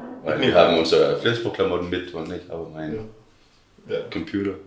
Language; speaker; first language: German; non-native, learner; Danish